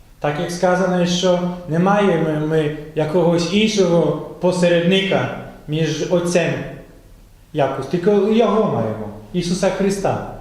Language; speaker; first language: Ukrainian; non-native, fluent; Polish